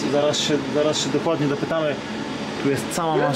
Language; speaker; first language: Polish; native; Polish